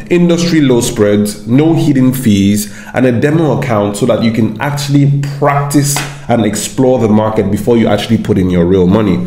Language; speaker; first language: English; non-native, local second language; Yoruba